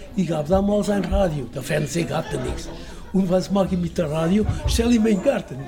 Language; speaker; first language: German; non-native, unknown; Portuguese